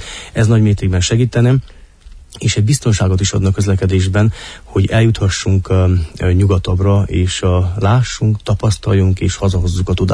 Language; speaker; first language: Hungarian; native; Hungarian